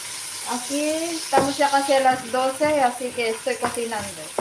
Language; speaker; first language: Spanish; non-native, fluent; Filipino